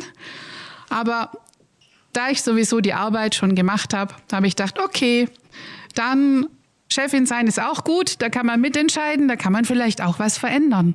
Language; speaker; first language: German; native; German